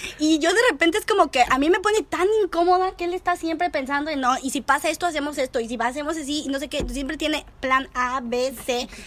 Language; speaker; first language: Spanish; native; Spanish